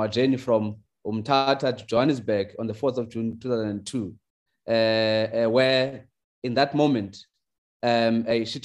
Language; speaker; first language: English; non-native, local second language; Xhosa